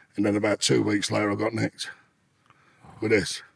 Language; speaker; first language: English; native; English